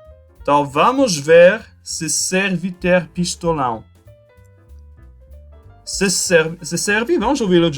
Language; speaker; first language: Portuguese; non-native, fluent; French